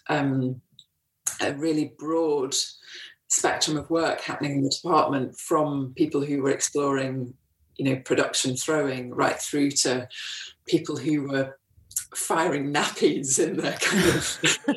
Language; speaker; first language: English; native; English